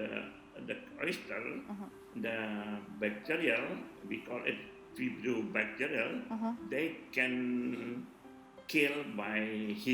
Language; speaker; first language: English; non-native, learner; Indonesian